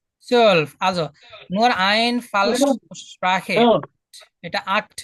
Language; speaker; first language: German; non-native, fluent; Bangla